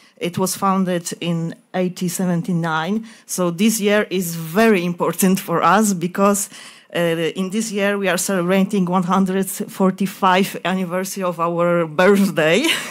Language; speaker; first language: English; non-native, fluent; Polish